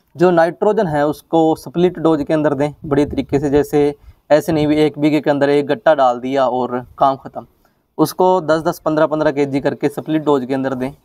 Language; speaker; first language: Hindi; non-native, local second language; Punjabi